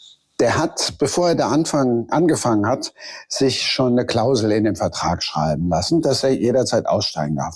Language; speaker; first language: German; native; German